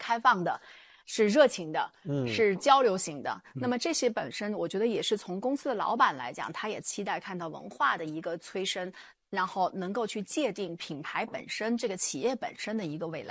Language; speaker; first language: Chinese; native; Chinese